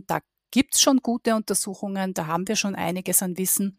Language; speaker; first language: German; native; German